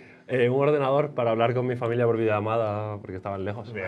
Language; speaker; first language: Spanish; native; Spanish